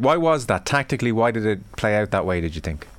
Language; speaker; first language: English; native; English